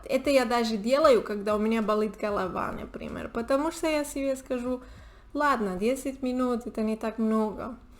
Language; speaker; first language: Russian; non-native, learner; Spanish